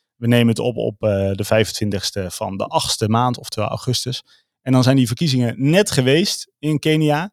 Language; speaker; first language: Dutch; native; Dutch